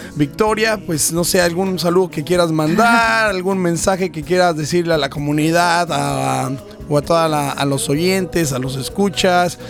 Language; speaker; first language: Spanish; native; Spanish